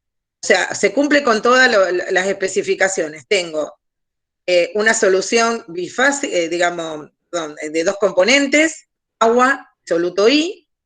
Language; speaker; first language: Spanish; native; Spanish